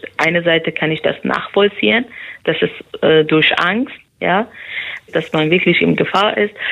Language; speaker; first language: German; non-native, fluent; Persian